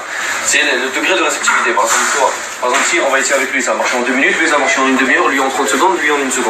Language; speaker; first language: French; native; French